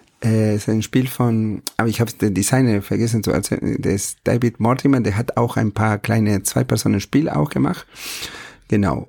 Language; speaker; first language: German; non-native, fluent; Spanish